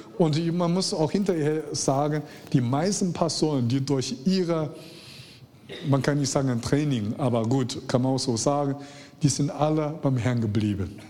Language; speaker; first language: German; non-native, fluent; Chinese